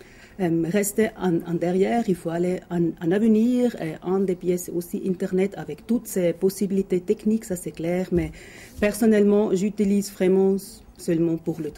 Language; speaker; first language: French; non-native, local second language; German